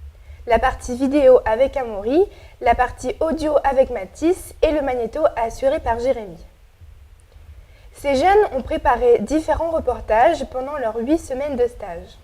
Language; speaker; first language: French; native; French